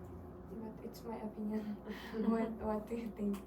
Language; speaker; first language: English; non-native, learner; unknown